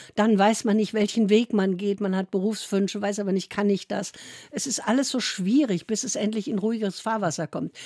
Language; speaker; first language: German; native; German